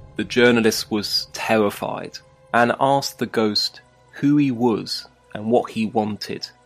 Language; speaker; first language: English; native; English